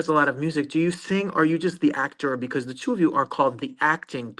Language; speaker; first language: English; native; English